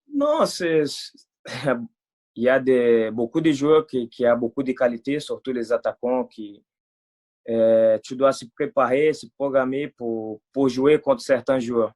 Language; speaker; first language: French; non-native, fluent; Portuguese